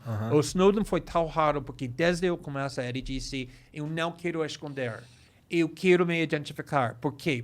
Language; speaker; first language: Portuguese; non-native, fluent; English